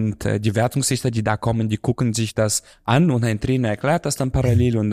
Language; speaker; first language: German; non-native, fluent; Romanian